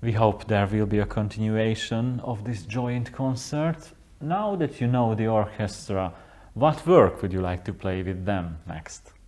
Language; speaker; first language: English; non-native, fluent; Hungarian